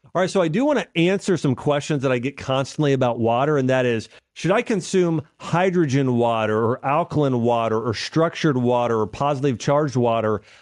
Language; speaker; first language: English; native; English